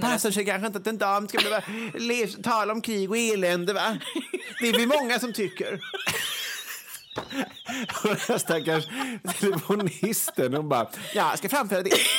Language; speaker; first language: Swedish; native; Swedish